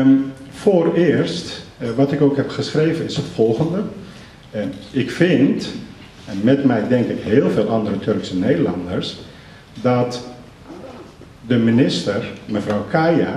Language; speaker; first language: Dutch; early bilingual, other home language; Turkish